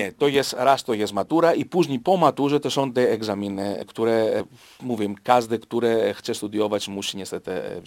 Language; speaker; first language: Polish; non-native, fluent; Greek